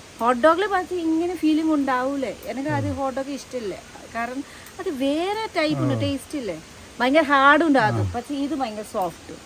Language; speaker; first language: Malayalam; non-native, learner; Nepali